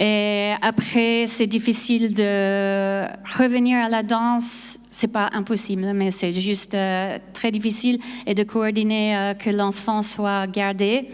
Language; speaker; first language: French; non-native, fluent; English